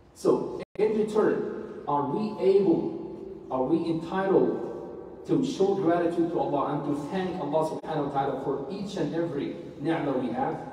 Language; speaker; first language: English; non-native, fluent; Arabic